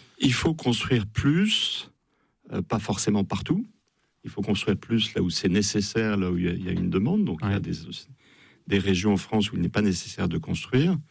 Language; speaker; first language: French; native; French